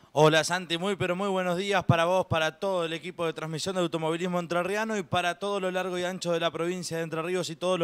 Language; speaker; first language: Spanish; native; Spanish